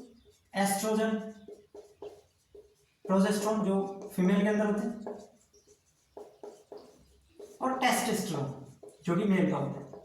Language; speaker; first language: Hindi; native; Hindi